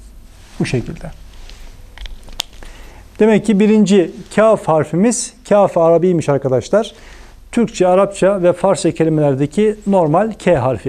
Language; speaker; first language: Turkish; native; Turkish